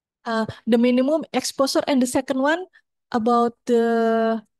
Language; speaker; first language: English; non-native, fluent; Indonesian